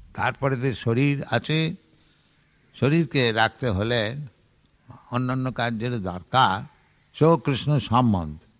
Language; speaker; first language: Bangla; native; Bangla